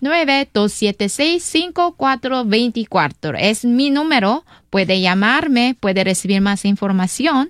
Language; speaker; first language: Spanish; non-native, learner; Korean